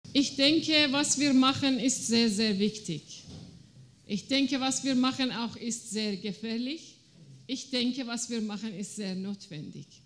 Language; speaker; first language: German; non-native, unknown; Persian